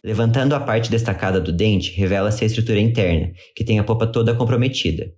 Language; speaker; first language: Portuguese; native; Portuguese